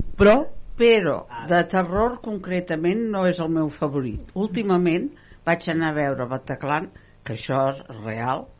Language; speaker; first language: Catalan; non-native, local second language; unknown